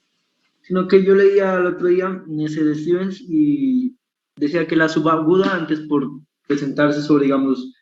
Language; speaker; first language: Spanish; native; Spanish